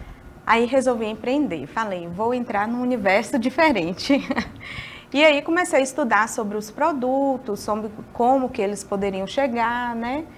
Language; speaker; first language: Portuguese; native; Portuguese